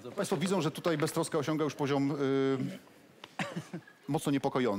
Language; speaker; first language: Polish; native; Polish